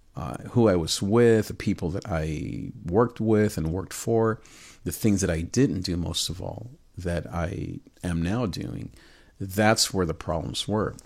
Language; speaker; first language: English; early bilingual, other home language; Spanish